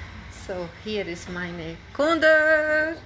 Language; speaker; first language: German; non-native, learner; Portuguese